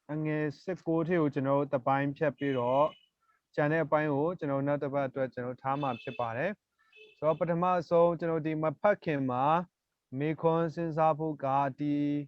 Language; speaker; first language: Burmese; non-native, local second language; Tedim Chin